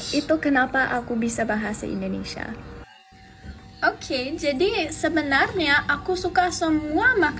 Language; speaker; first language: Indonesian; non-native, fluent; English